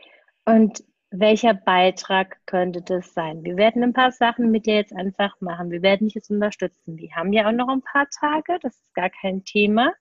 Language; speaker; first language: German; native; German